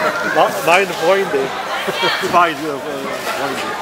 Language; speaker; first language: German; non-native, learner; Arabic